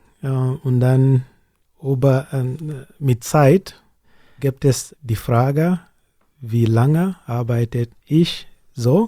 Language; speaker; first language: German; non-native, learner; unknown